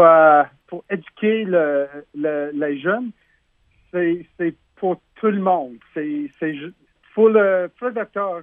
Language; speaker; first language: French; non-native, learner; English